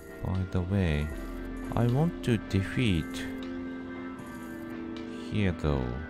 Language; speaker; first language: English; non-native, learner; Japanese